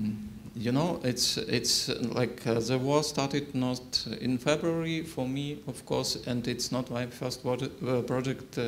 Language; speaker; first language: English; non-native, learner; Ukrainian